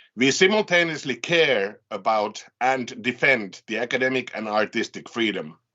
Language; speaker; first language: English; non-native, fluent; Finnish